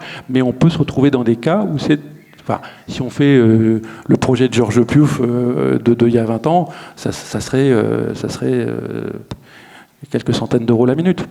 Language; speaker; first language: French; native; French